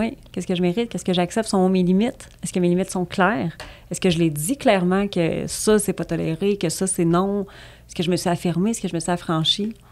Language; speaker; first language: French; native; French